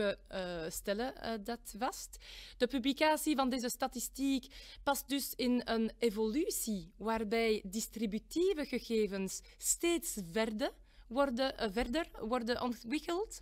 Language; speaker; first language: Dutch; non-native, local second language; French